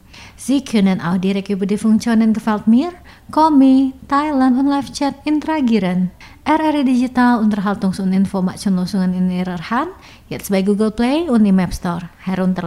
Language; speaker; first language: German; non-native, learner; Indonesian